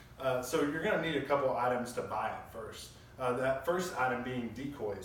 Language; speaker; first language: English; native; English